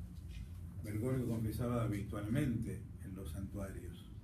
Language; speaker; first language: Spanish; native; Spanish